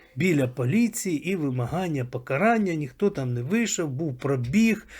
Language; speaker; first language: Ukrainian; native; Ukrainian